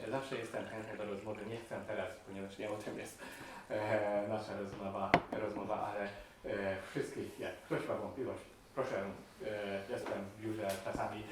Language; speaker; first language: Polish; non-native, fluent; Hungarian